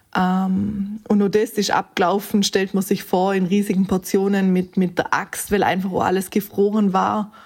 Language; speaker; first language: German; native; German